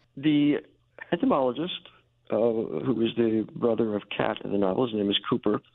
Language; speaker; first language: English; native; English